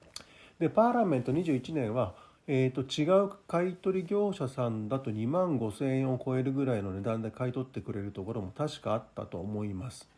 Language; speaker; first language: Japanese; native; Japanese